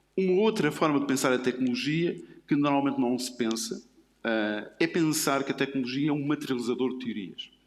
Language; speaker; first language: Portuguese; native; Portuguese